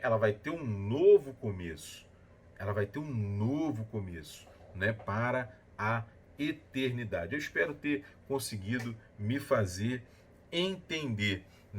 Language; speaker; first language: Portuguese; native; Portuguese